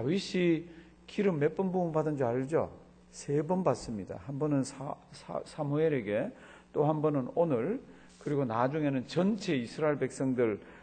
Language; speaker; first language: Korean; native; Korean